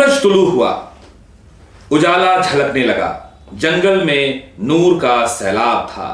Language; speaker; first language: Urdu; native; Urdu